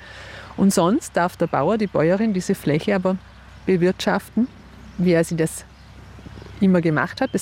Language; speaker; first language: German; native; German